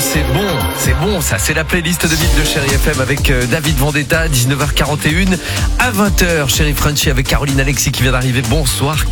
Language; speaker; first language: French; native; French